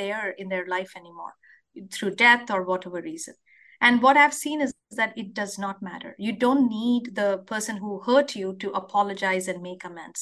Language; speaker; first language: English; non-native, local second language; Telugu